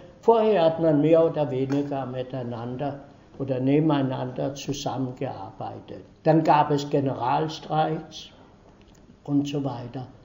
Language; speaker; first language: German; early bilingual, heritage; German